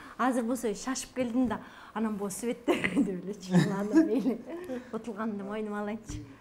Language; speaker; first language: Kyrgyz; native; Kyrgyz